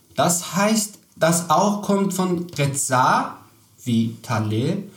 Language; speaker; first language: German; non-native, learner; Persian